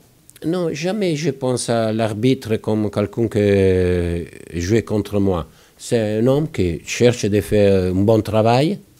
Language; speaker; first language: French; non-native, fluent; Italian